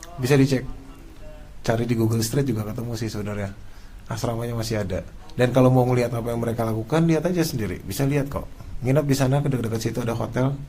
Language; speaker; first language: Indonesian; native; Indonesian